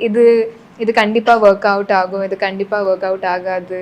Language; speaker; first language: Tamil; non-native, fluent; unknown